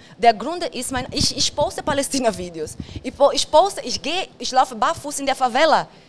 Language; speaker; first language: German; non-native, fluent; Portuguese